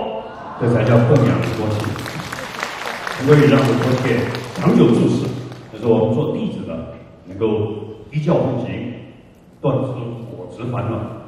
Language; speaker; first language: Chinese; native; Chinese